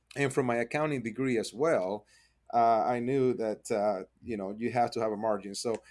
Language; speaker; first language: English; non-native, fluent; Spanish